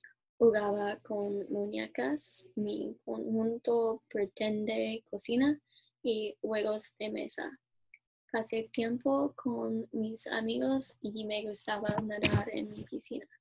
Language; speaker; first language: Spanish; non-native, learner; English